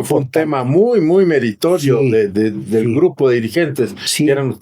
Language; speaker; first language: Spanish; native; Spanish